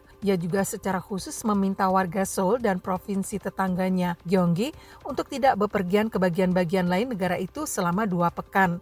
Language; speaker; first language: Indonesian; native; Indonesian